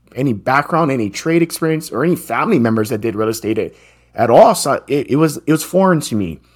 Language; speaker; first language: English; native; English